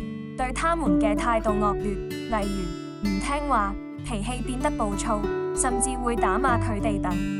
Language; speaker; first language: Cantonese; native; Cantonese